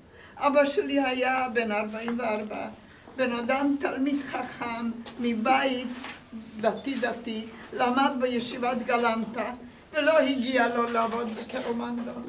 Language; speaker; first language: Hebrew; non-native, fluent; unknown